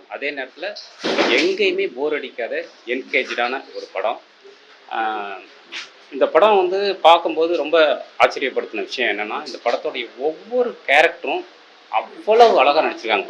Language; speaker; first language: Tamil; native; Tamil